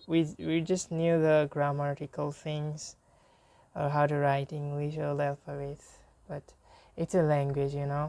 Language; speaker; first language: English; non-native, fluent; Bangla